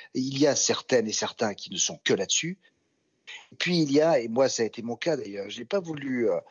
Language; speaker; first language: French; native; French